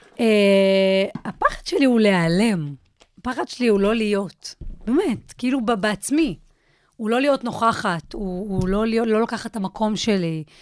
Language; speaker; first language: Hebrew; native; Hebrew